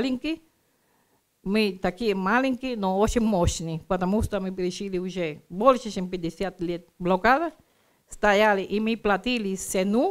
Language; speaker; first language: Russian; non-native, learner; Spanish